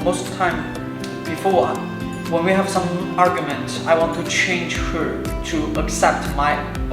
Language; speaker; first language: English; non-native, learner; Chinese